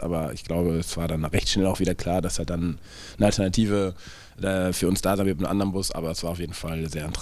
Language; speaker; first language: German; native; German